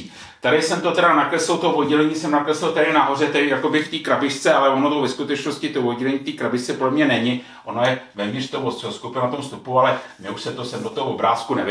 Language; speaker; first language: Czech; native; Czech